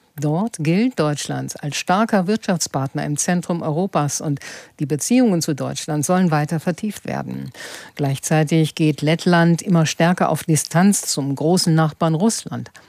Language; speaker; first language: German; native; German